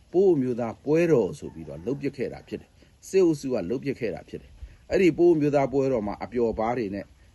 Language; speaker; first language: Burmese; non-native, local second language; Pa'o Karen